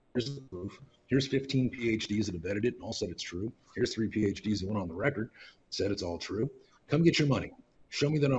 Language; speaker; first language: English; native; English